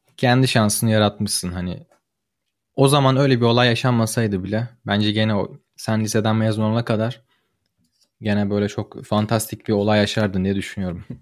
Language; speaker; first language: Turkish; native; Turkish